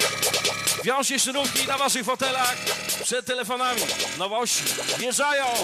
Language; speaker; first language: Polish; native; Polish